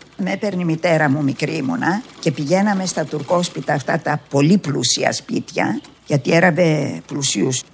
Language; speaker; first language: Greek; native; Greek